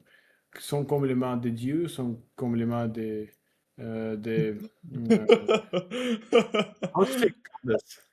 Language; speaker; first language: French; non-native, learner; Russian